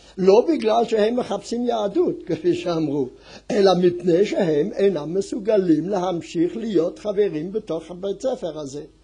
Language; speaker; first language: Hebrew; non-native, fluent; French